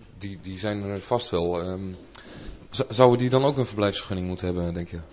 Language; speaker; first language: Dutch; native; Dutch